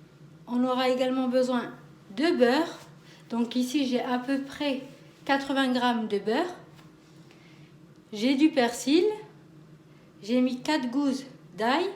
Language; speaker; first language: French; native; French